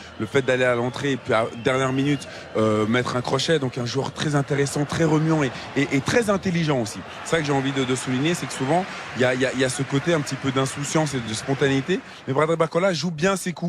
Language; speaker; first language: French; native; French